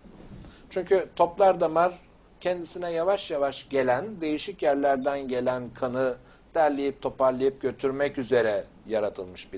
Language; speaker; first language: Turkish; native; Turkish